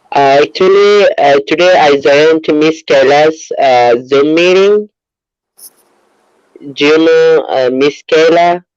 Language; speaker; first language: English; non-native, learner; Bangla